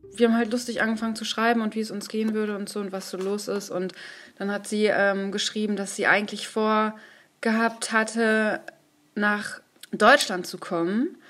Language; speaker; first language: German; early bilingual, other home language; Persian